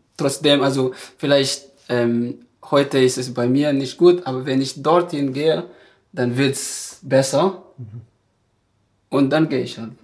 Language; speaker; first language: German; non-native, fluent; Malagasy